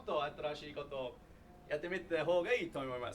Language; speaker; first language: Japanese; non-native, learner; English